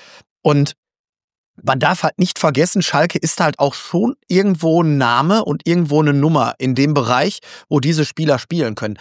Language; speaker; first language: German; native; German